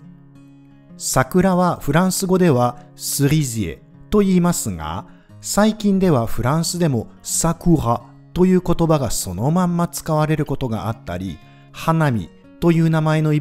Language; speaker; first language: Japanese; native; Japanese